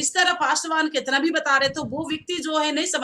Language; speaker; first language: Hindi; non-native, local second language; Telugu